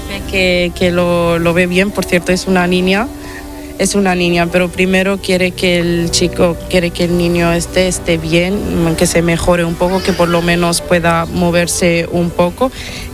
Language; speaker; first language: Spanish; non-native, fluent; Italian